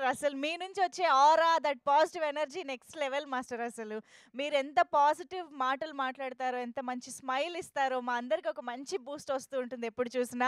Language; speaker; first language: Telugu; native; Telugu